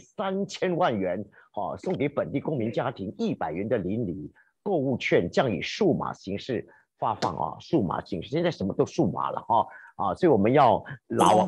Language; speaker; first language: Chinese; native; Chinese